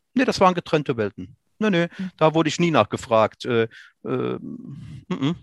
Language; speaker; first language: German; native; German